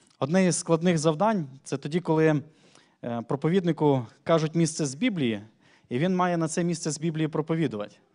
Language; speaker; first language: Ukrainian; native; Ukrainian